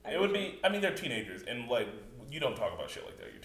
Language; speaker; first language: English; native; English